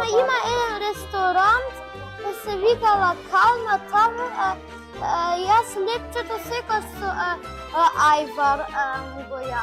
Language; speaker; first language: Macedonian; early bilingual, heritage; Macedonian